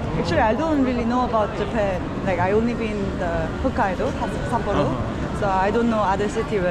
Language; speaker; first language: English; non-native, learner; Korean